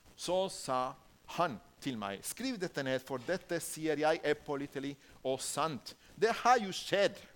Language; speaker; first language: Norwegian; non-native, learner; Spanish